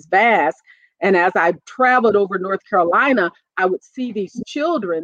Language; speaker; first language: English; native; English